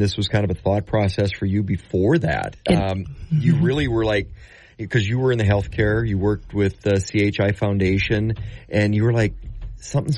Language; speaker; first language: English; native; English